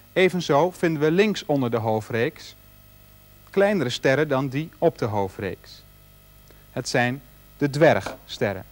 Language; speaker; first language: Dutch; native; Dutch